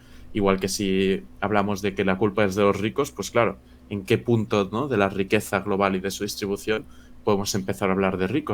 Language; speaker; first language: Spanish; native; Spanish